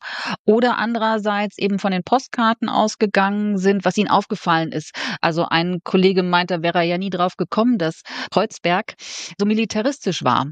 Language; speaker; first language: German; native; German